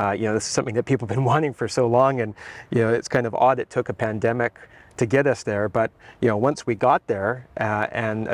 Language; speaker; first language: English; native; English